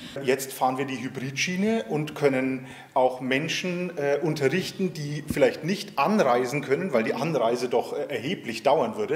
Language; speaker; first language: German; native; German